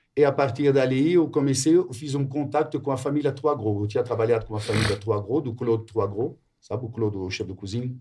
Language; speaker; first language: Portuguese; non-native, fluent; French